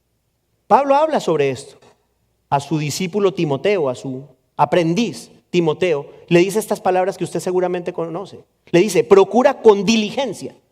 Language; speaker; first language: Spanish; native; Spanish